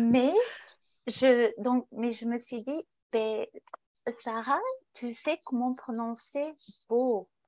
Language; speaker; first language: French; non-native, fluent; English